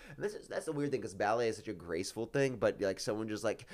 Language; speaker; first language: English; early bilingual, other home language; Ukrainian